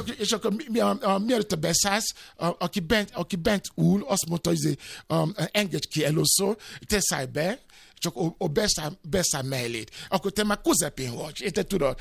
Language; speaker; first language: Hungarian; non-native, fluent; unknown